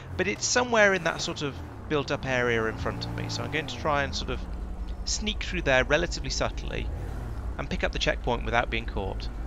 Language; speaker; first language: English; native; English